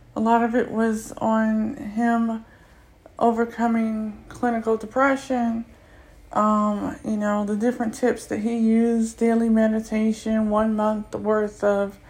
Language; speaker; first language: English; native; English